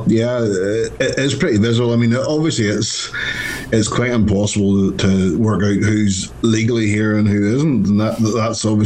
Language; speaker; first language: English; native; English